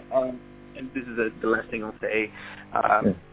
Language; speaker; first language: English; early bilingual, other home language; Spanish